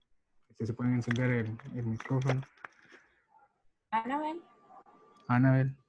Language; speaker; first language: Spanish; native; Spanish